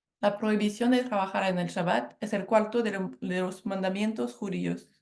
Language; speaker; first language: Spanish; non-native, fluent; French